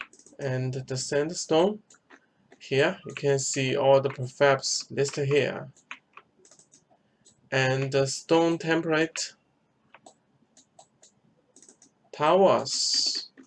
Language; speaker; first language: English; non-native, fluent; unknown